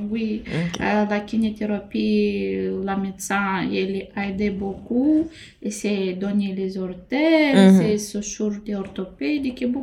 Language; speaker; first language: French; non-native, learner; Romanian